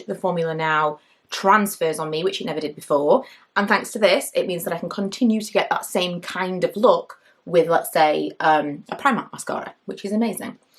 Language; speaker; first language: English; native; English